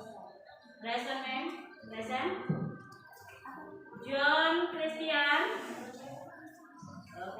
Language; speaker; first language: English; non-native, learner; Indonesian